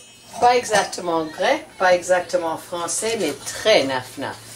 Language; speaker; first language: French; non-native, learner; English